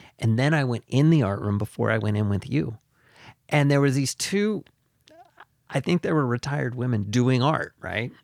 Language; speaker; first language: English; native; English